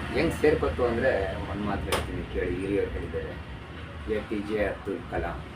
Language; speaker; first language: Kannada; non-native, local second language; Urdu